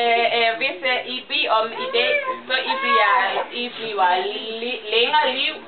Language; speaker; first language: Danish; non-native, learner; Burmese